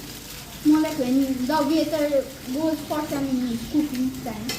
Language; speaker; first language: English; non-native, fluent; Nepali